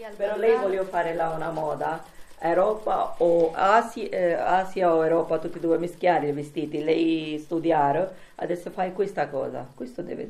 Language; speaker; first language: Italian; non-native, learner; Urdu